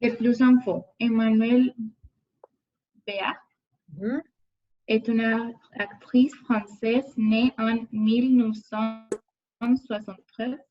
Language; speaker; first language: French; non-native, learner; Spanish